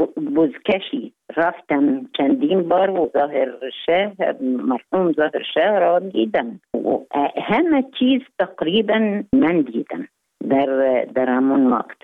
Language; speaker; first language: Persian; non-native, fluent; Arabic